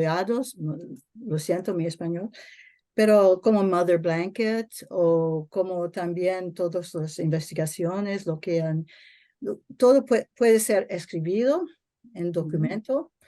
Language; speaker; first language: Spanish; non-native, learner; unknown